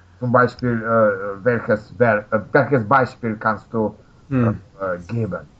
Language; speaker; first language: German; non-native, learner; Russian